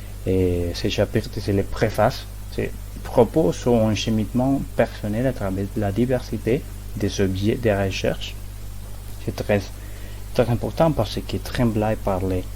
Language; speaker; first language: French; non-native, learner; Spanish